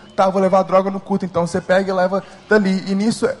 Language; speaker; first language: Portuguese; early bilingual, heritage; English